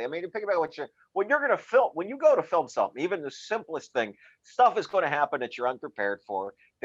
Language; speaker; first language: English; native; English